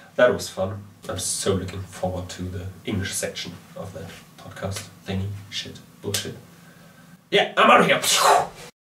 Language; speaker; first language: English; non-native, fluent; German